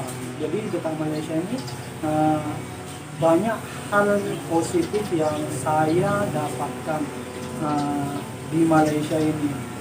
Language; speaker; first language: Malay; non-native, local second language; Madurese